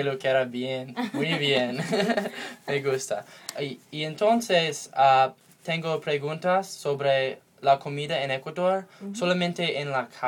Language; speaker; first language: Spanish; non-native, learner; English